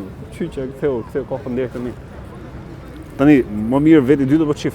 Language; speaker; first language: Albanian; native; Albanian